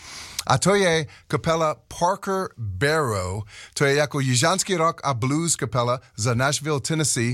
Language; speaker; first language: Czech; non-native, learner; English